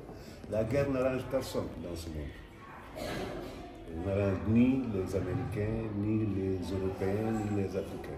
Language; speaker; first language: French; non-native, local second language; Wolof